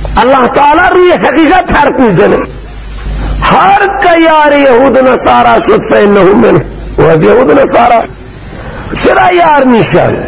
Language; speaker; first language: Persian; native; Persian